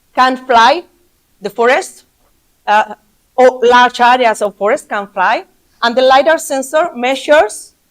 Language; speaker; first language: English; non-native, fluent; Basque